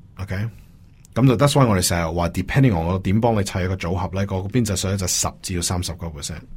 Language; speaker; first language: Cantonese; early bilingual, heritage; Cantonese